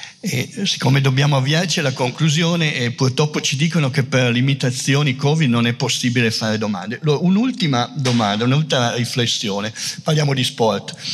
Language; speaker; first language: Italian; native; Italian